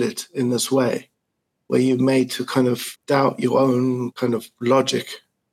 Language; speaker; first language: English; native; English